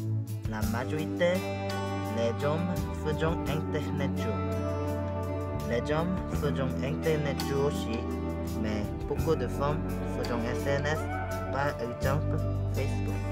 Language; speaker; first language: French; non-native, learner; Korean